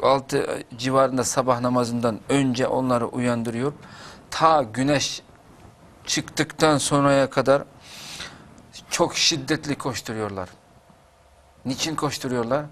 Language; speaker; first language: Turkish; non-native, fluent; Uyghur